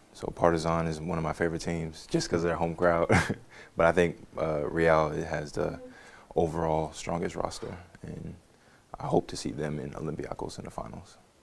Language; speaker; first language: English; native; English